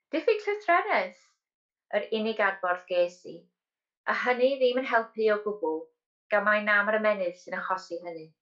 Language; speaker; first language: Welsh; native; Welsh